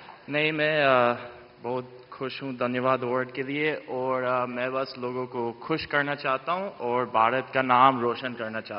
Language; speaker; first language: Hindi; non-native, fluent; English